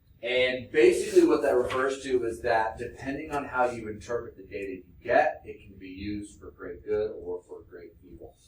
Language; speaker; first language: English; native; English